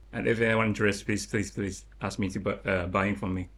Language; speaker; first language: English; non-native, learner; Lao